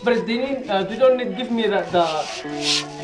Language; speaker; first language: English; non-native, learner; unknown